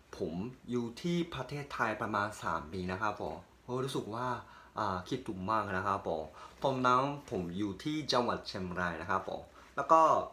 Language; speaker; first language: Thai; non-native, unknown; Japanese